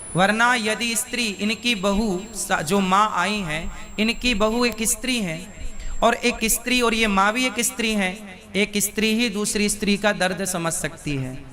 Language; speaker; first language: Hindi; native; Hindi